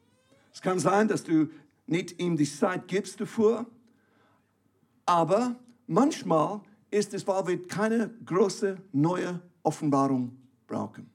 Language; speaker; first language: German; non-native, fluent; English